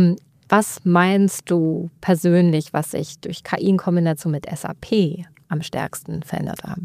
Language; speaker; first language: German; native; German